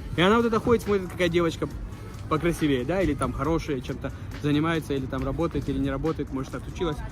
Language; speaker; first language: Russian; non-native, fluent; Persian